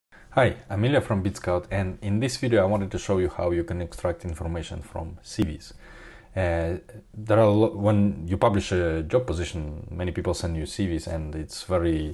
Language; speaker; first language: English; non-native, fluent; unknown